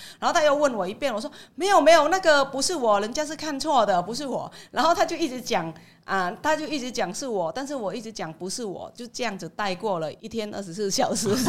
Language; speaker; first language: Chinese; non-native, fluent; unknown